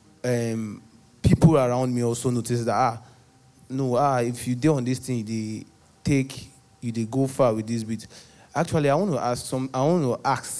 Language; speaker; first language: English; non-native, local second language; Yoruba